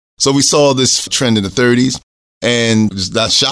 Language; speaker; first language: English; native; English